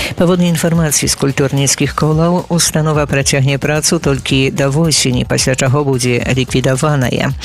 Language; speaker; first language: Belarusian; native; Belarusian